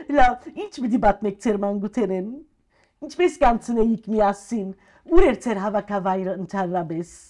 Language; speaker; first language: Armenian; early bilingual, heritage; Armenian